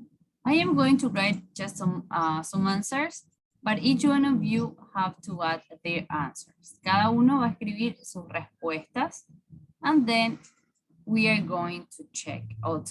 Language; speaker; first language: English; non-native, fluent; Spanish